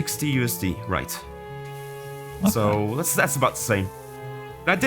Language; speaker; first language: English; non-native, fluent; Norwegian